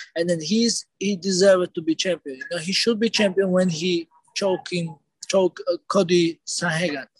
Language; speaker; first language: English; non-native, learner; Georgian